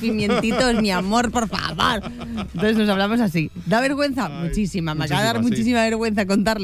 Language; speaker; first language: Spanish; native; Spanish